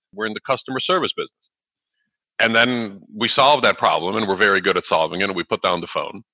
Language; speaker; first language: English; early bilingual, other home language; Russian